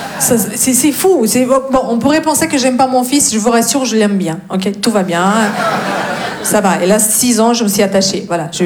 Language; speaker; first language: French; non-native, fluent; Russian